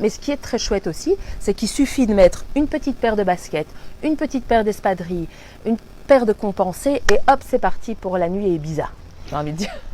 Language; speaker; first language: French; native; French